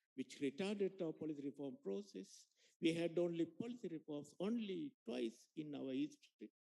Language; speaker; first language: English; non-native, local second language; Sinhala